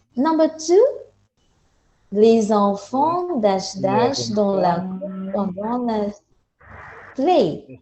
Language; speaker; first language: French; non-native, fluent; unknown